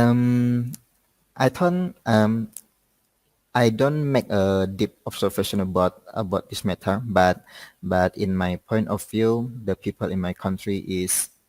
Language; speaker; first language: English; non-native, learner; Indonesian